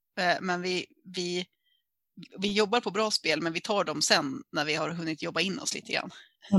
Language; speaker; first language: Swedish; native; Swedish